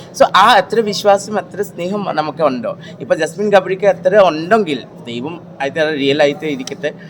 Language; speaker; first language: Malayalam; non-native, local second language; Assamese